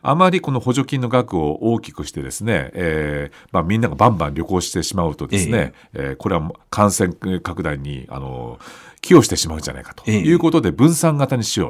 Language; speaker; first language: Japanese; native; Japanese